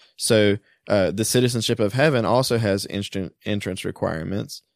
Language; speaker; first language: English; early bilingual, other home language; German